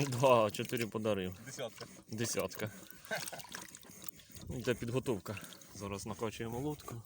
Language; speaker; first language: Ukrainian; native; Ukrainian